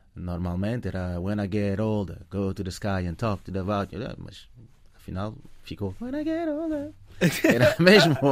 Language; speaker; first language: Portuguese; non-native, fluent; French